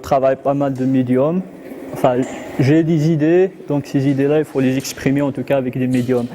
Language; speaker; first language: French; non-native, local second language; Kabyle